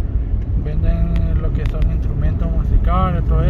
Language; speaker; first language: Spanish; native; Spanish